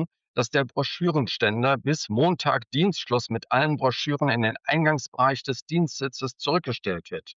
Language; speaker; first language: German; native; German